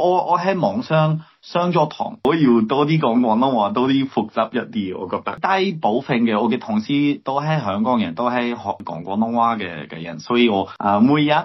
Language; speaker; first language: Cantonese; non-native, learner; English